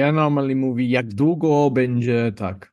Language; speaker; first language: Polish; non-native, learner; English